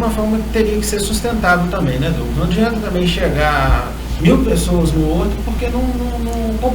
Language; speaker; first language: Portuguese; native; Portuguese